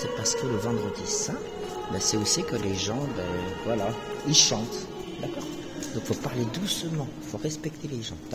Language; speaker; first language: French; native; French